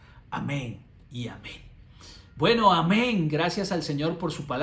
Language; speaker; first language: Spanish; native; Spanish